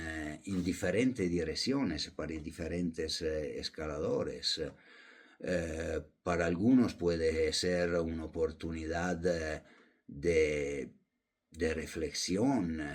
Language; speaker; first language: Spanish; non-native, fluent; Italian